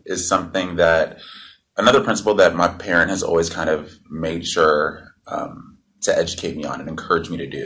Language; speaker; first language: English; native; English